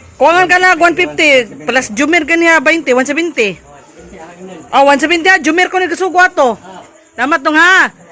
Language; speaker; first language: Filipino; non-native, local second language; Cebuano